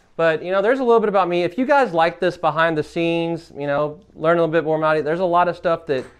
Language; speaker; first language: English; native; English